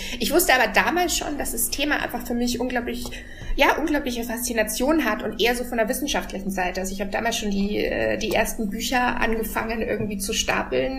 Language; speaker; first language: German; native; German